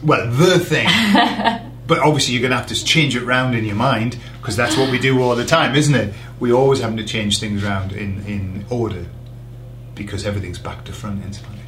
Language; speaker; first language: English; native; English